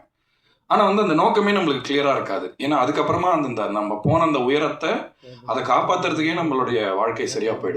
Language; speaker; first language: Tamil; native; Tamil